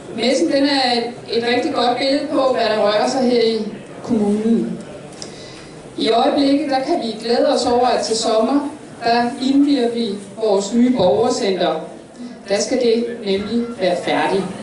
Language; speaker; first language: Danish; native; Danish